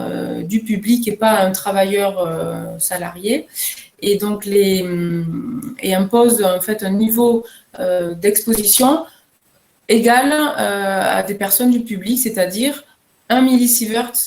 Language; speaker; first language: French; native; French